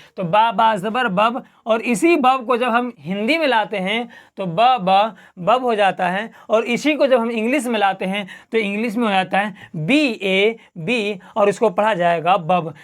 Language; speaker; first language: Hindi; native; Hindi